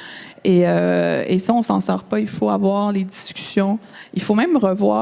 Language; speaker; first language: French; native; French